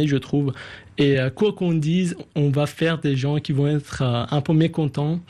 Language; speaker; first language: French; non-native, fluent; Persian